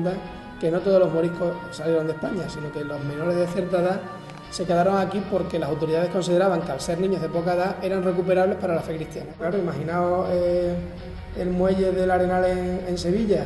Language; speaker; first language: Spanish; native; Spanish